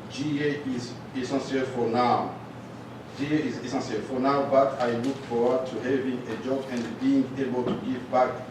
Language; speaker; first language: English; non-native, learner; Rundi